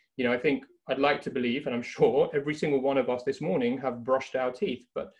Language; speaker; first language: English; native; English